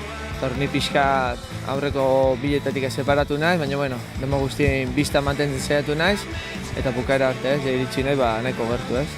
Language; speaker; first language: Basque; native; Basque